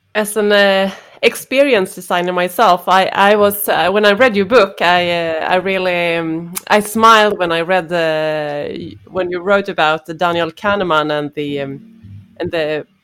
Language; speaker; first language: English; non-native, fluent; Swedish